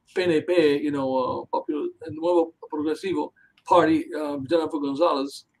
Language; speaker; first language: English; early bilingual, other home language; Spanish